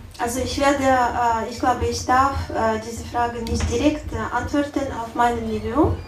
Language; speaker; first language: German; non-native, learner; Russian